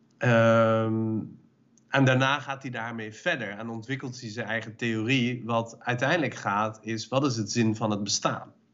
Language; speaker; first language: Dutch; early bilingual, other home language; Persian